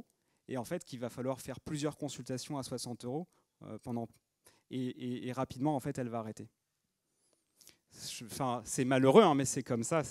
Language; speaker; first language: French; native; French